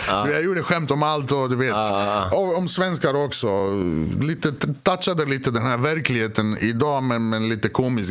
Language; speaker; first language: Swedish; early bilingual, other home language; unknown